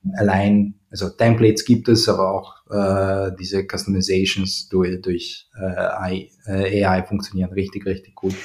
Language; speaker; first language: German; non-native, fluent; Croatian